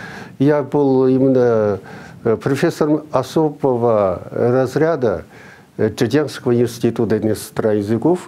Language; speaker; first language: Russian; non-native, fluent; Chinese